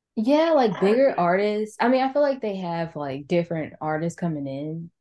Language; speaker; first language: English; native; English